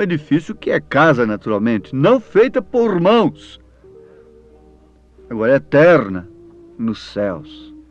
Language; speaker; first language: Portuguese; native; Portuguese